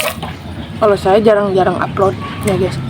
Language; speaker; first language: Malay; non-native, local second language; Sundanese